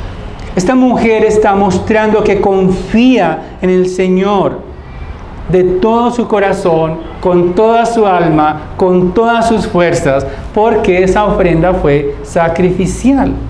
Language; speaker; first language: Spanish; native; Spanish